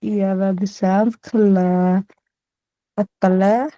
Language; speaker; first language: French; non-native, learner; Punjabi